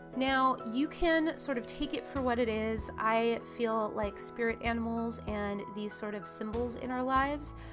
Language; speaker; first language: English; native; English